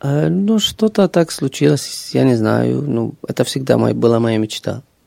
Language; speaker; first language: Ukrainian; non-native, learner; Arabic